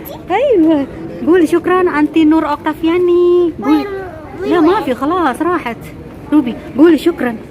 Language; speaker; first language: Arabic; non-native, local second language; Indonesian